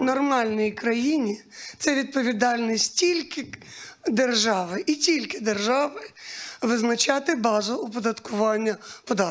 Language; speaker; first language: Ukrainian; native; Ukrainian